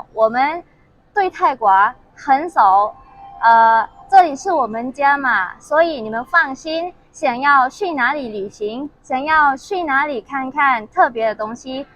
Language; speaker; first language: Chinese; non-native, fluent; Thai